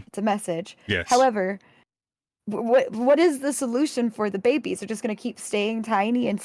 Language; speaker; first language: English; native; English